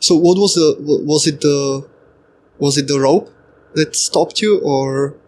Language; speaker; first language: English; non-native, fluent; Slovak